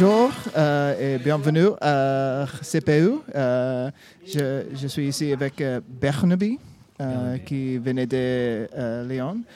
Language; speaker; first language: French; non-native, learner; English